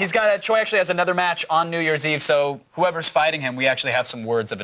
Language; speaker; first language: English; native; English